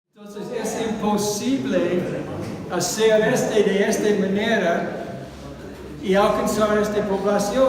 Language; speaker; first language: Spanish; non-native, fluent; English